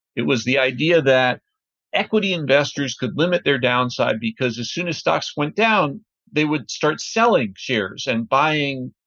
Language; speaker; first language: English; native; English